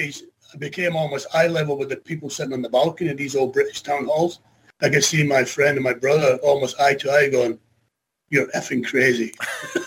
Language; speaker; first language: English; native; English